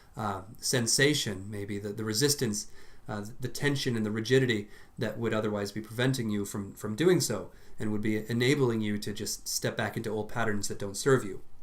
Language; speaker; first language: English; native; English